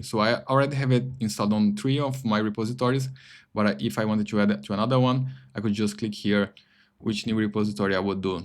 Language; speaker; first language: English; non-native, fluent; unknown